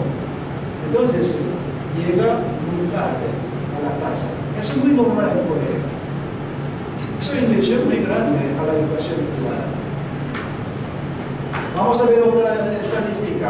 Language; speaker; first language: Spanish; non-native, learner; Korean